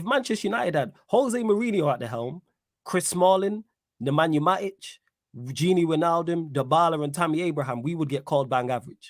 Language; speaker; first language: English; native; English